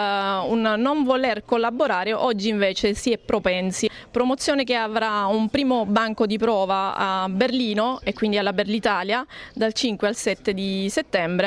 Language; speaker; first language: Italian; native; Italian